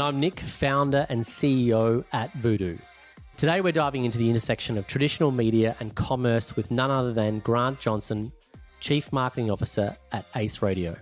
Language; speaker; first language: English; native; English